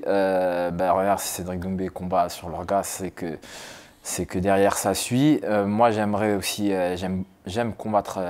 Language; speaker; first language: French; native; French